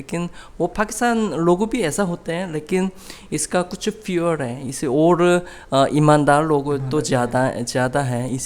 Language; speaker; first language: Urdu; non-native, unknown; Korean